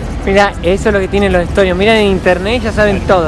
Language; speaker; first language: Spanish; native; Spanish